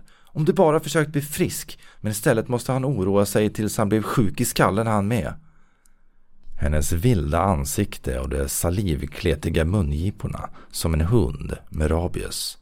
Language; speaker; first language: Swedish; native; Swedish